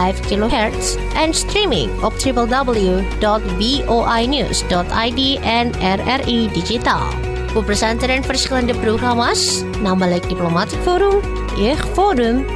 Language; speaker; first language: Dutch; non-native, learner; Indonesian